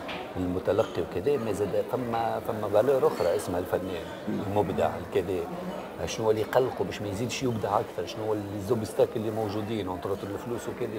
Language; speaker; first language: Arabic; native; Arabic